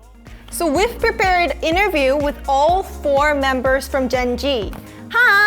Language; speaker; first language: English; non-native, fluent; Korean